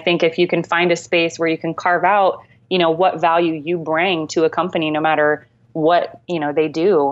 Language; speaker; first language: English; native; English